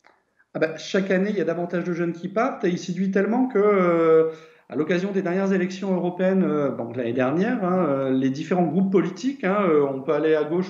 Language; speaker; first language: French; native; French